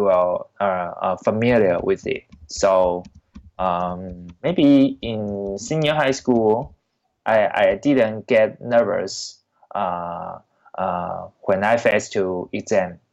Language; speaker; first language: English; non-native, learner; Chinese